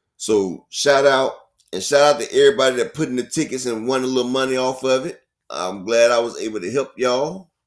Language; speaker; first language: English; native; English